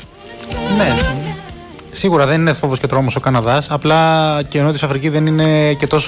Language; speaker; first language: Greek; native; Greek